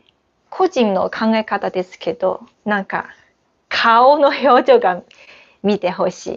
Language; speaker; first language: Japanese; non-native, fluent; Chinese